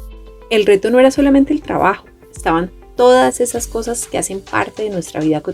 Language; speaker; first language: Spanish; native; Spanish